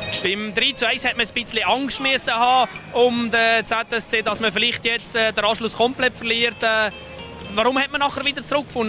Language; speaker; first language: German; native; German